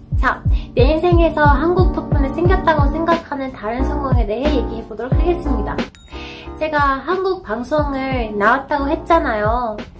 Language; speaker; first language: Korean; non-native, fluent; Persian